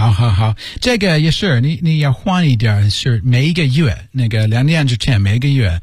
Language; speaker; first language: Chinese; non-native, learner; English